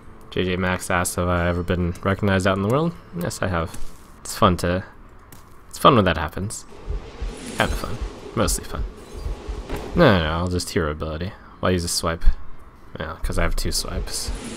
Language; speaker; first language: English; native; English